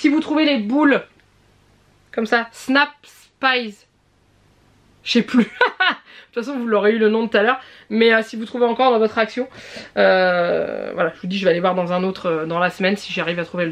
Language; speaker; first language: French; native; French